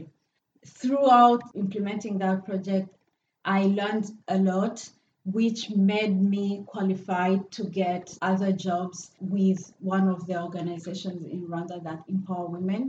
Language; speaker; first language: English; non-native, local second language; Kinyarwanda